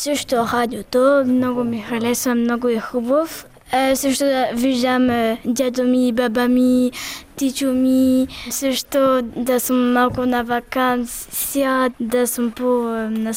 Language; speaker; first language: Bulgarian; early bilingual, heritage; Bulgarian